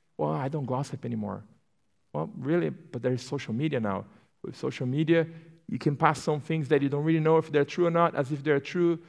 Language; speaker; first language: English; non-native, fluent; Portuguese